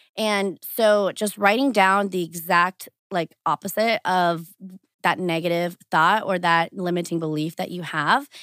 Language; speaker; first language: English; early bilingual, other home language; Portuguese